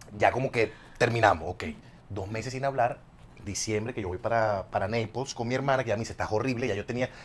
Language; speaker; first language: Spanish; native; Spanish